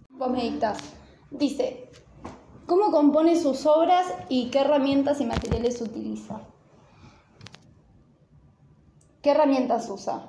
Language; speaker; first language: Spanish; native; Spanish